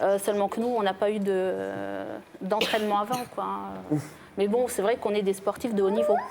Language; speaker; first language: French; native; French